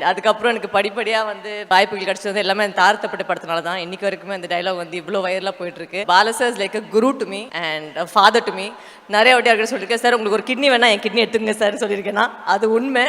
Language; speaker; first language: Tamil; native; Tamil